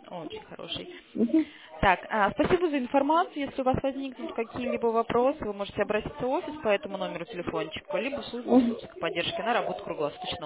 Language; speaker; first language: Russian; native; Russian